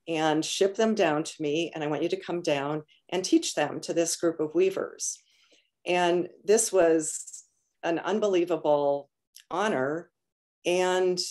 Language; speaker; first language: English; native; English